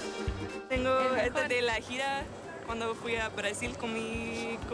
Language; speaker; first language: Spanish; non-native, learner; English